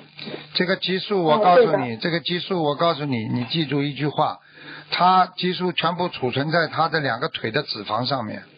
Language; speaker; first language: Chinese; native; Chinese